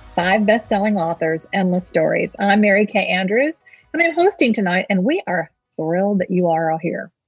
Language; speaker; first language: English; native; English